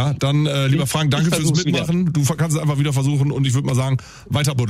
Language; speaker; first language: German; native; German